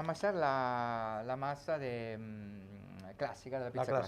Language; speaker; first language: Spanish; non-native, learner; Italian